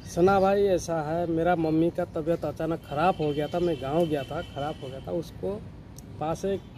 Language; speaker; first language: Hindi; non-native, local second language; Odia